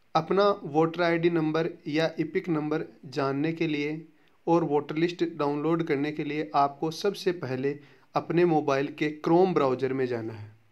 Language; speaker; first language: Hindi; native; Hindi